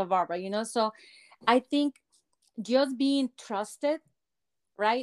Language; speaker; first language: English; non-native, fluent; Spanish